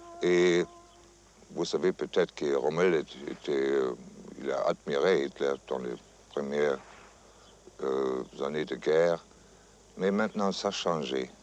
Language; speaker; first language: French; non-native, fluent; German